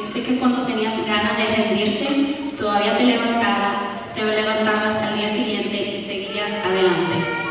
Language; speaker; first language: Spanish; early bilingual, other home language; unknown